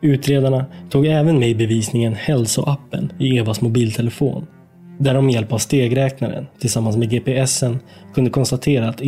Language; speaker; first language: Swedish; native; Swedish